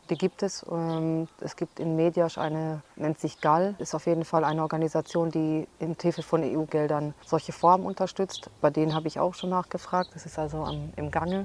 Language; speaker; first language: German; early bilingual, other home language; Hungarian